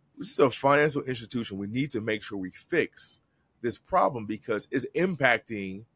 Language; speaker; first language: English; native; English